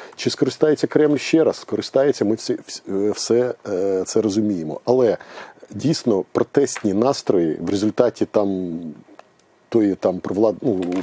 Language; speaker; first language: Ukrainian; native; Ukrainian